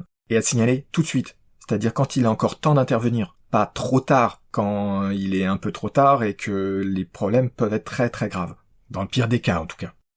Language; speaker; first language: French; native; French